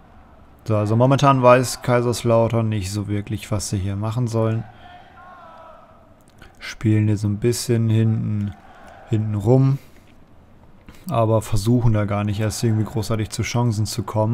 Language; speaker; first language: German; native; German